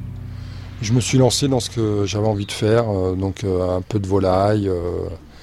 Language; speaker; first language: French; native; French